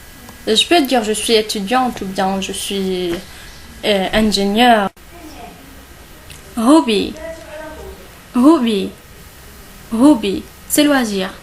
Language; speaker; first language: French; non-native, local second language; Arabic